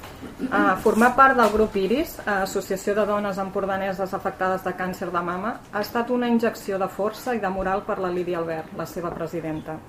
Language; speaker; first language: Catalan; native; Catalan